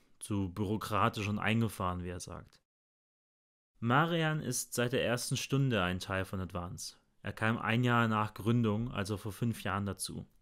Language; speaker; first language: German; early bilingual, other home language; Bosnian